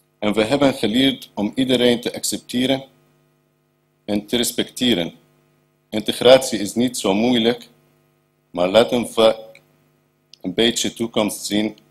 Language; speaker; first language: Dutch; non-native, learner; Arabic